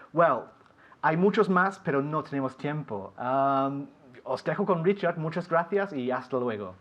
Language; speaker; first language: Spanish; non-native, fluent; English